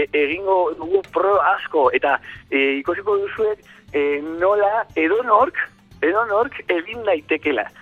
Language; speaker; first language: Basque; non-native, learner; Spanish